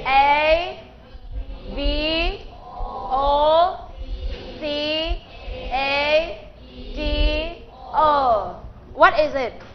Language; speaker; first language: English; non-native, fluent; Thai